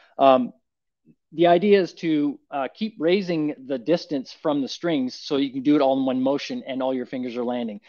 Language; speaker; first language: English; native; English